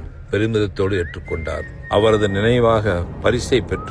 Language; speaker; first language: Tamil; native; Tamil